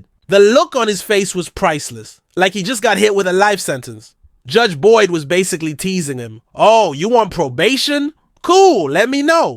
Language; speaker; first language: English; native; English